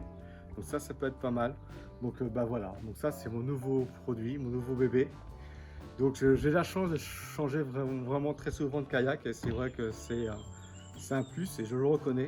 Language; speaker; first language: French; native; French